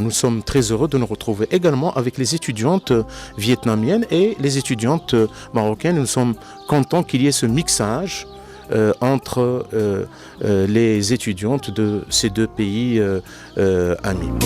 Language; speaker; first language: French; non-native, local second language; Arabic